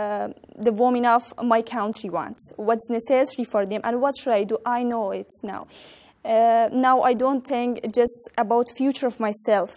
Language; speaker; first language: English; non-native, learner; Persian